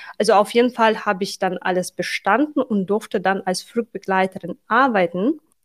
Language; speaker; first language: German; non-native, fluent; Russian